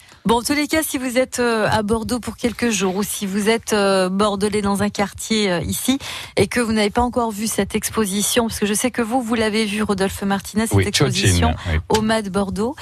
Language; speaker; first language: French; native; French